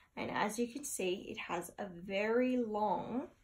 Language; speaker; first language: English; native; English